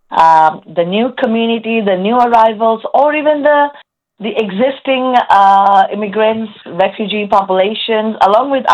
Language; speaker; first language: English; non-native, local second language; Bangla